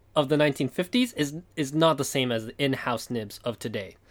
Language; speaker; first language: English; non-native, fluent; Chinese